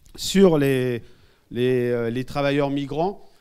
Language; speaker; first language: French; native; French